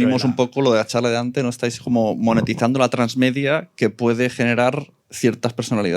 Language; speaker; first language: Spanish; native; Spanish